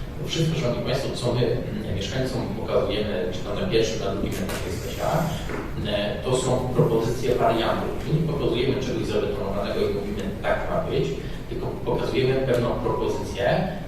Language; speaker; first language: Polish; native; Polish